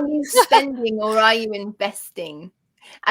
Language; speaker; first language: English; native; English